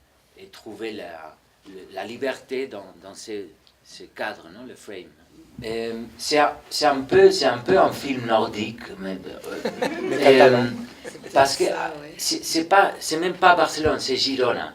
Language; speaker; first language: French; non-native, fluent; Spanish